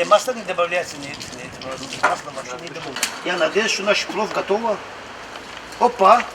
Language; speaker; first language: Russian; non-native, local second language; Tajik